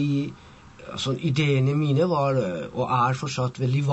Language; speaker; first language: Norwegian; non-native, fluent; Persian